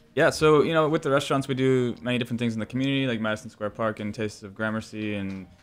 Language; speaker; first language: English; native; English